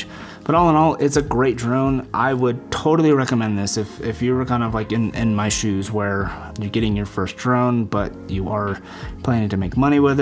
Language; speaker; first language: English; native; English